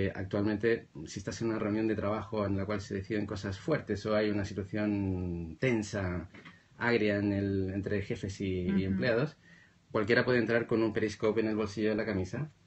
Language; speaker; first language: Spanish; native; Spanish